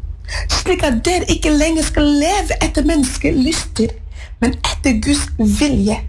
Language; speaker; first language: Norwegian; non-native, fluent; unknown